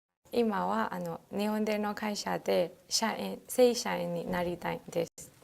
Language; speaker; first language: Japanese; non-native, learner; Burmese